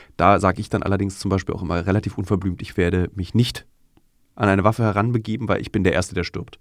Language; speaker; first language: German; native; German